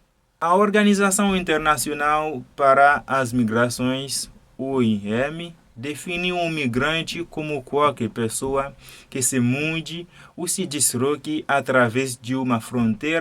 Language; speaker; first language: Portuguese; non-native, fluent; Haitian Creole